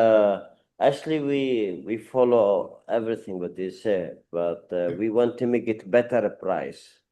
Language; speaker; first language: English; non-native, learner; Arabic